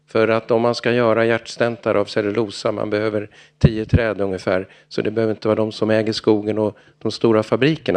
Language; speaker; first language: Swedish; native; Swedish